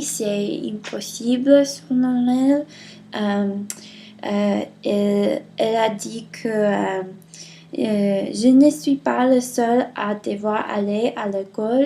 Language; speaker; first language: French; non-native, learner; English